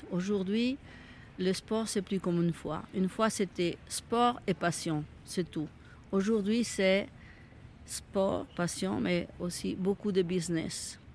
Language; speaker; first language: French; non-native, fluent; Italian